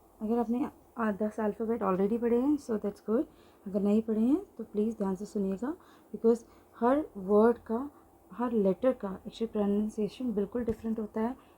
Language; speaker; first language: Hindi; native; Hindi